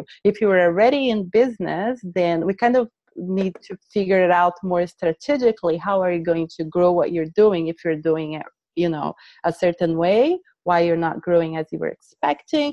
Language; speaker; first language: English; non-native, fluent; Portuguese